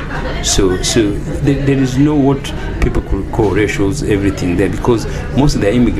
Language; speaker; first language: English; non-native, local second language; Kinyarwanda